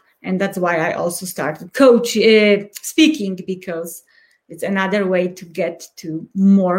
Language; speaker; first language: English; non-native, fluent; Polish